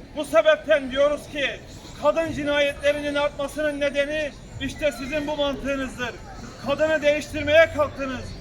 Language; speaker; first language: Turkish; native; Turkish